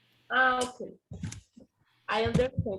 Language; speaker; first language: English; non-native, learner; Portuguese